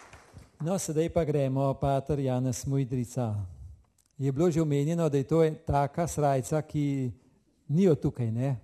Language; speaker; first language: Slovenian; native; Slovenian